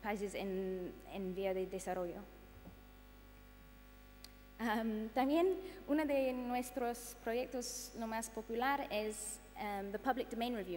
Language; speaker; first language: Spanish; non-native, fluent; English